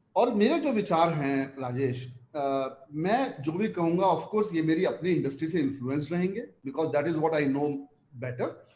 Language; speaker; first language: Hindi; non-native, local second language; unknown